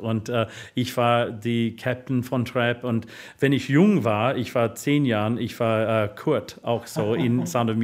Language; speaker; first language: German; non-native, learner; English